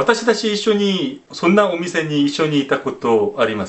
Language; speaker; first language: Japanese; non-native, fluent; Korean